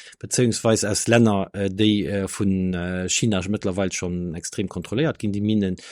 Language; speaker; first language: Luxembourgish; native; Luxembourgish